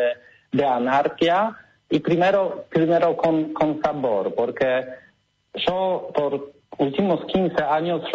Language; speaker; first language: Spanish; non-native, learner; Polish